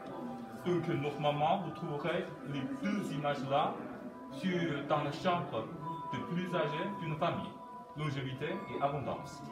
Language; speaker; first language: French; non-native, fluent; Chinese